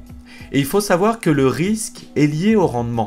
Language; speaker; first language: French; native; French